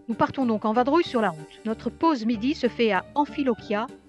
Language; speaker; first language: French; native; French